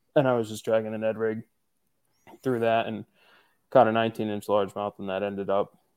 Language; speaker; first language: English; native; English